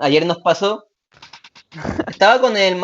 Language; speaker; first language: Spanish; native; Spanish